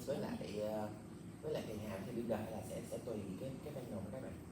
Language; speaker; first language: Vietnamese; native; Vietnamese